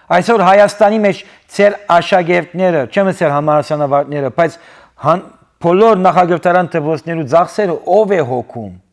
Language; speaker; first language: Armenian; native; Armenian